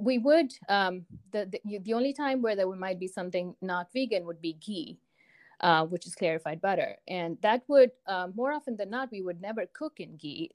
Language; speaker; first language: English; non-native, local second language; Tamil